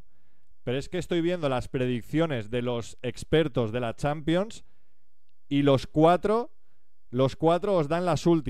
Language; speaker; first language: Spanish; native; Spanish